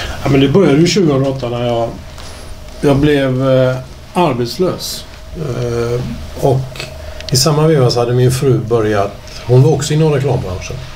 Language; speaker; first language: Swedish; native; Swedish